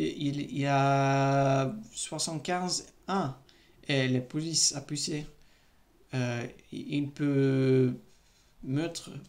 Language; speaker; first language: French; non-native, learner; English